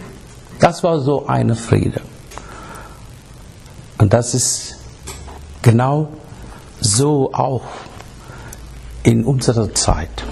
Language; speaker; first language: German; non-native, learner; English